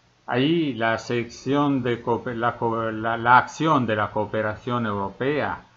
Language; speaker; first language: Spanish; non-native, fluent; Italian